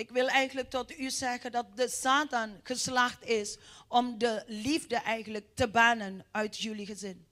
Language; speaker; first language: Dutch; non-native, fluent; Indonesian